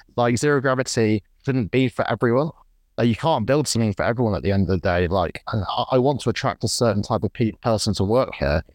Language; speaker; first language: English; native; English